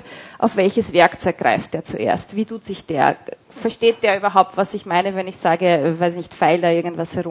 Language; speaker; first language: German; native; German